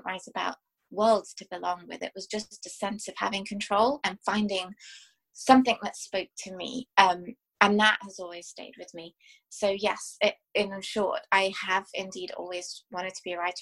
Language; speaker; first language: English; native; English